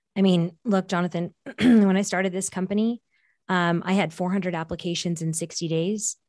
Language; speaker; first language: English; early bilingual, other home language; Portuguese